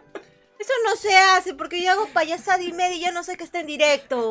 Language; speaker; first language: Spanish; native; Spanish